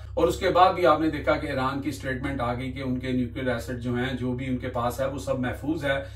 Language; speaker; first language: Urdu; non-native, local second language; Punjabi